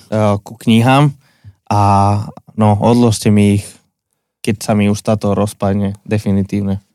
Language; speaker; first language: Slovak; non-native, fluent; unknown